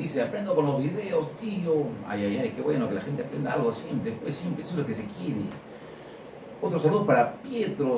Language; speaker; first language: Spanish; native; Spanish